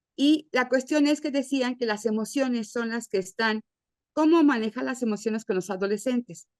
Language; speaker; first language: Spanish; native; Spanish